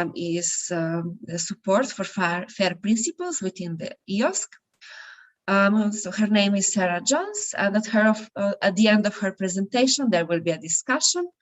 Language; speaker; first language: English; non-native, fluent; Slovenian